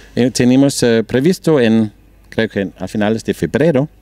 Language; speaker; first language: Spanish; non-native, learner; Danish